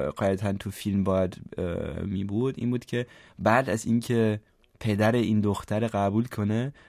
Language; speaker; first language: Persian; non-native, fluent; German